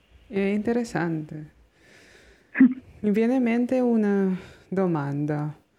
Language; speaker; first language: Italian; non-native, learner; Filipino